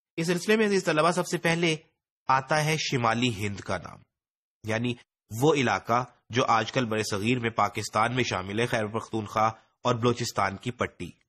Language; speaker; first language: Urdu; native; Urdu